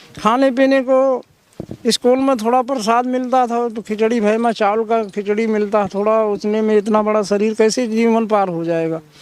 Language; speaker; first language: Hindi; native; Hindi